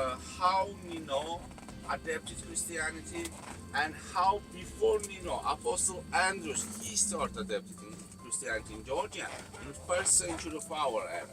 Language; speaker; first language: English; non-native, learner; Georgian